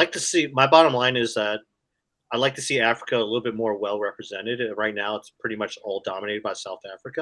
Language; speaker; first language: English; native; English